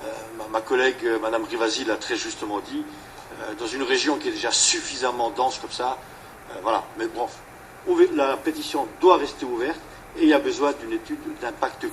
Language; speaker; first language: French; native; French